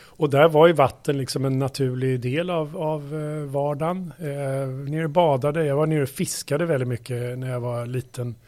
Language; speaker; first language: Swedish; native; Swedish